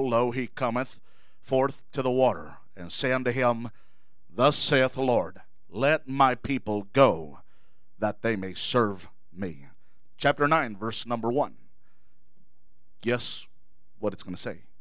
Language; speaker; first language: English; early bilingual, other home language; Spanish